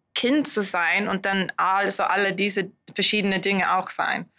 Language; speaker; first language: German; non-native, learner; Swedish